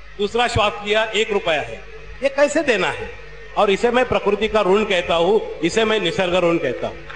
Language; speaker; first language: Hindi; non-native, local second language; Marathi